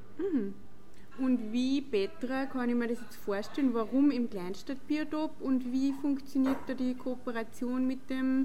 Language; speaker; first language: German; native; German